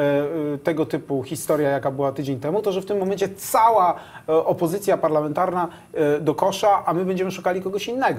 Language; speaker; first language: Polish; native; Polish